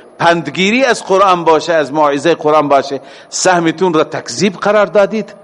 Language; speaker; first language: Persian; native; Persian